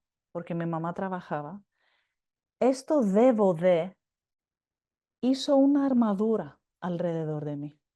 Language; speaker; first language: Spanish; non-native, fluent; Greek